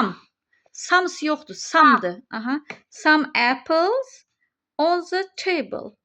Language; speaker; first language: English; non-native, learner; Azerbaijani